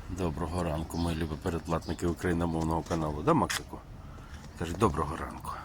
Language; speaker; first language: Ukrainian; non-native, local second language; Russian